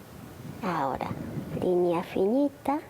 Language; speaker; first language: Spanish; non-native, learner; Japanese